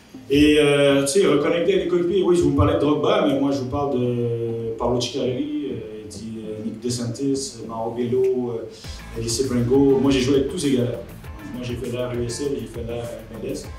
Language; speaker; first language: French; native; French